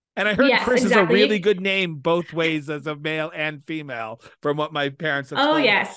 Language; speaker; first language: English; native; English